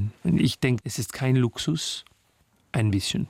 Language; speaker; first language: German; non-native, fluent; French